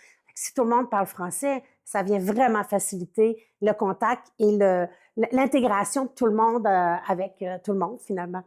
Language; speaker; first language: French; native; French